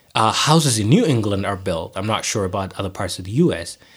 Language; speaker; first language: English; non-native, fluent; Somali